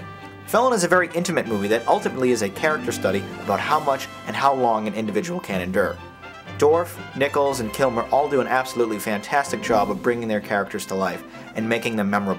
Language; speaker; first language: English; native; English